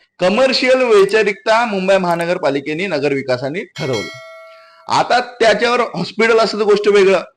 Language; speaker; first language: Marathi; native; Marathi